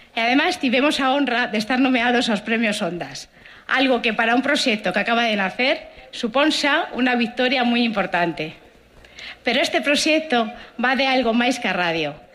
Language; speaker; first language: Galician; non-native, local second language; Spanish